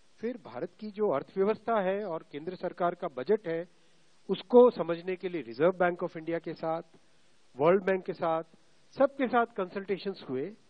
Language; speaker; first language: Hindi; native; Hindi